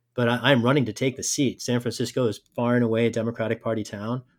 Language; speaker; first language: English; native; English